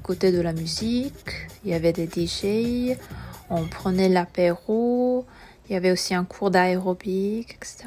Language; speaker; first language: French; non-native, fluent; Korean